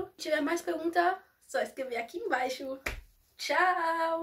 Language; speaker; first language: Portuguese; early bilingual, heritage; Portuguese